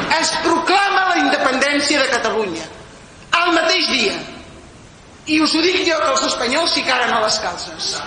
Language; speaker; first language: Catalan; non-native, local second language; Spanish